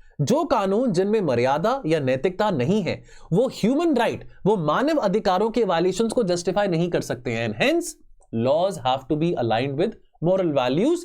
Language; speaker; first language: Hindi; native; Hindi